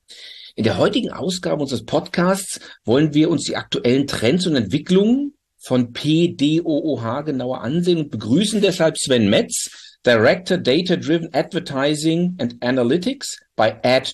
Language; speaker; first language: German; native; German